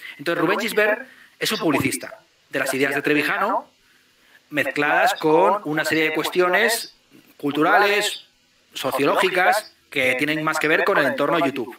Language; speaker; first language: Spanish; native; Spanish